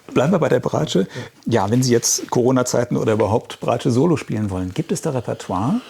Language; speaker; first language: German; native; German